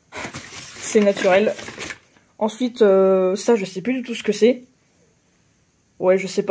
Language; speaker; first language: French; native; French